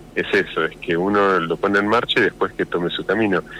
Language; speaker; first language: Spanish; native; Spanish